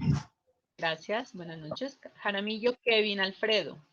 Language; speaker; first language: Spanish; native; Spanish